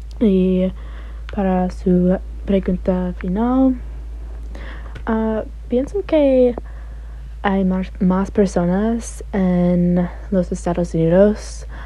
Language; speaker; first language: Spanish; non-native, learner; English